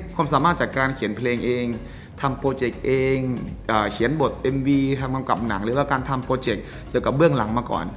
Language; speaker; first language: Thai; native; Thai